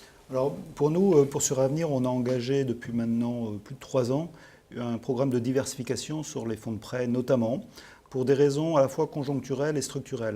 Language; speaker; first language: French; native; French